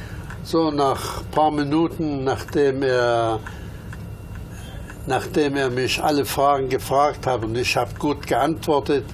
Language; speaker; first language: German; early bilingual, other home language; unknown